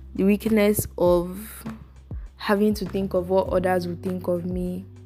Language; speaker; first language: English; non-native, local second language; Yoruba